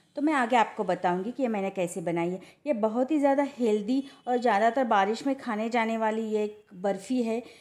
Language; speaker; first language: Hindi; non-native, local second language; Marathi